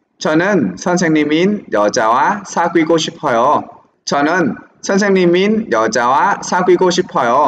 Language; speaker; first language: Korean; non-native, fluent; Vietnamese